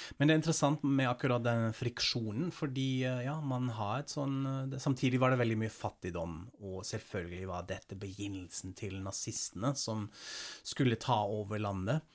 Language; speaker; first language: Norwegian; non-native, fluent; German